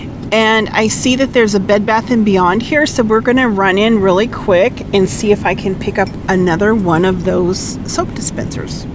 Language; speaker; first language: English; native; English